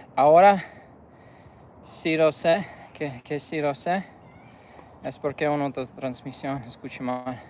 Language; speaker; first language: Spanish; non-native, learner; English